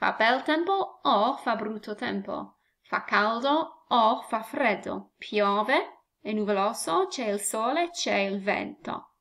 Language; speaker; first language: Italian; non-native, fluent; English